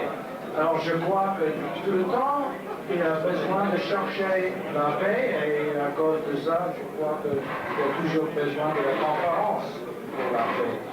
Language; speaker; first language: French; non-native, learner; English